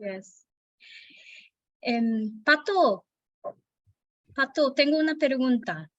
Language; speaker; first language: Spanish; non-native, learner; Japanese